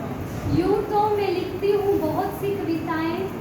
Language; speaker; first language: Hindi; native; Hindi